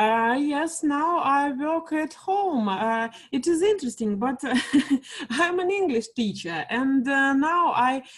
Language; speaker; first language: English; non-native, learner; Russian